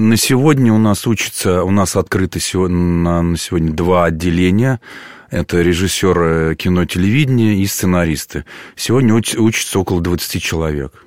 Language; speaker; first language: Russian; native; Russian